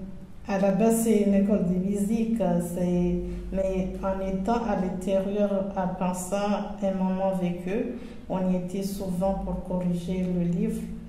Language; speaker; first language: French; non-native, local second language; Comorian